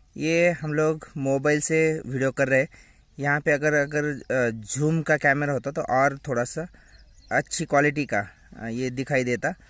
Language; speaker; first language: Hindi; non-native, local second language; Marathi